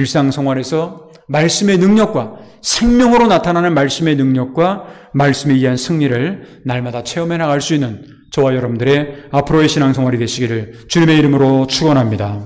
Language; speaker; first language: Korean; native; Korean